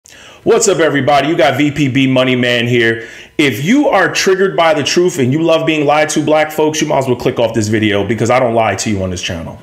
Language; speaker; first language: English; native; English